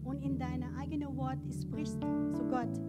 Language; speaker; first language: German; non-native, learner; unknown